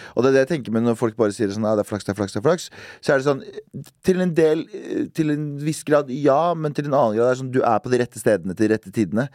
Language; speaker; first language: Norwegian; early bilingual, other home language; Central Kurdish